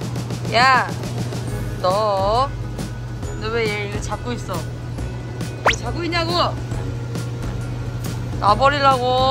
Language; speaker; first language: Korean; non-native, fluent; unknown